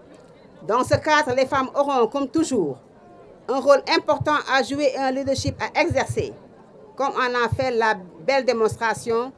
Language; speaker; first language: French; non-native, local second language; Wolof